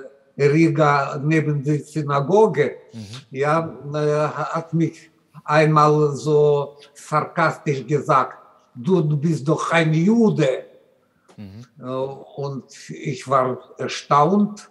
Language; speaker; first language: German; non-native, learner; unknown